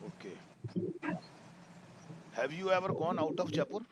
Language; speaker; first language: English; non-native, local second language; Hindi